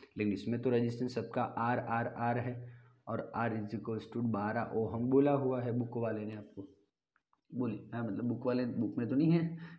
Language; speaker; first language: Hindi; non-native, local second language; Gujarati